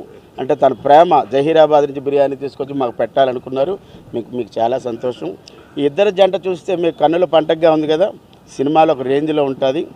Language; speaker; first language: Telugu; native; Telugu